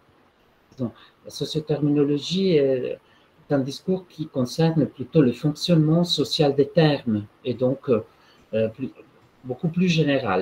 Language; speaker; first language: French; non-native, fluent; Italian